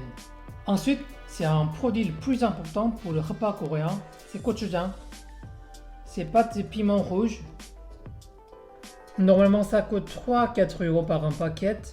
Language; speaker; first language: French; non-native, learner; Korean